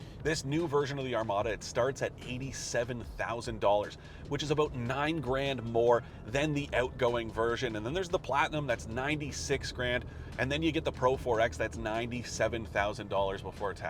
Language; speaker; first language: English; native; English